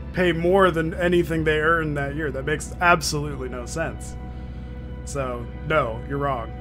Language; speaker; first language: English; native; English